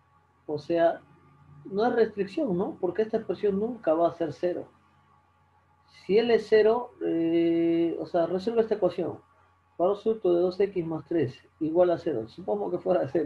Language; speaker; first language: Spanish; native; Spanish